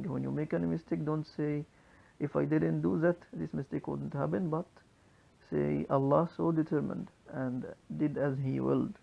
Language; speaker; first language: English; non-native, local second language; Arabic